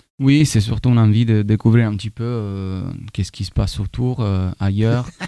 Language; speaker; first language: French; non-native, fluent; Italian